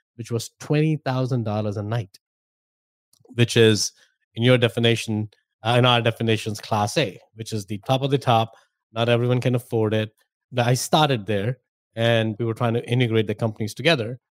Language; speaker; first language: English; non-native, local second language; Hindi